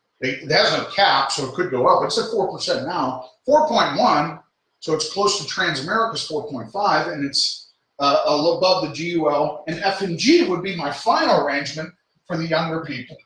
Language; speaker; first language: English; native; English